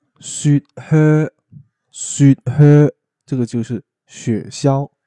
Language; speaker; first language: Chinese; non-native, local second language; Cantonese